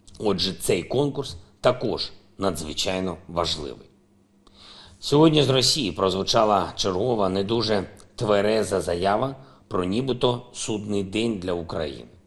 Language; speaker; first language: Ukrainian; non-native, local second language; Russian